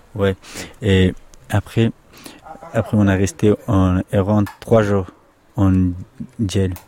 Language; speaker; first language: French; non-native, learner; Pashto